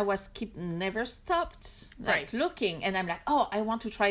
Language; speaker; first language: English; non-native, fluent; French